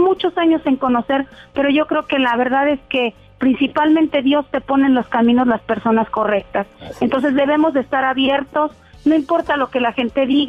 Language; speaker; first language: Spanish; native; Spanish